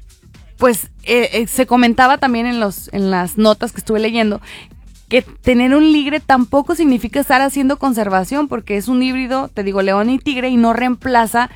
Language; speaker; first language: Spanish; native; Spanish